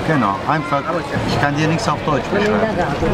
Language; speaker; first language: German; non-native, fluent; Italian